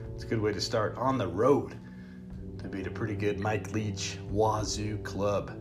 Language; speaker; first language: English; native; English